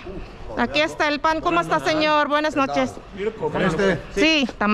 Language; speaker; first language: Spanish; non-native, learner; Filipino